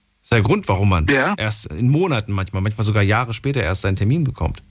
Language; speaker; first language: German; native; German